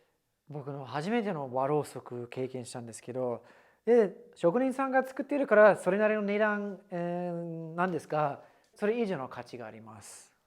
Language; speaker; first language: Japanese; non-native, fluent; English